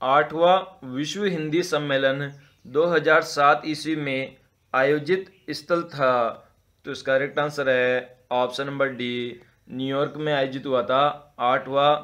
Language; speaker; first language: Hindi; native; Hindi